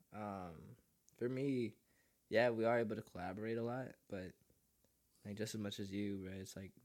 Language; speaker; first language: English; early bilingual, other home language; Filipino